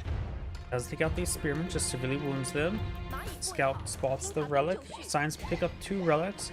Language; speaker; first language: English; native; English